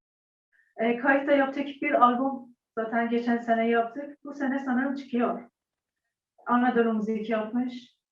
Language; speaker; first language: Turkish; non-native, learner; Persian